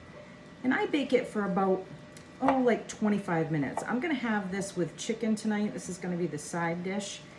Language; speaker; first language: English; native; English